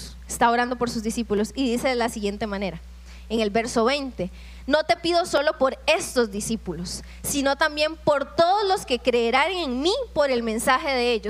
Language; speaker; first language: Spanish; native; Spanish